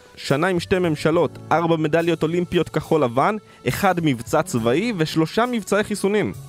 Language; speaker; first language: Hebrew; native; Hebrew